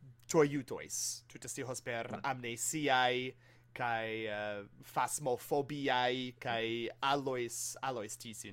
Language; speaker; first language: Greek; non-native, fluent; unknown